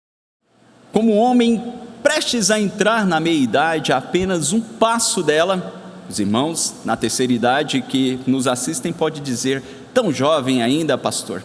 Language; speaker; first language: Portuguese; native; Portuguese